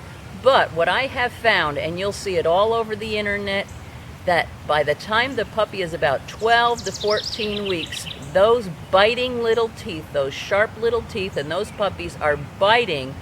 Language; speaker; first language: English; native; English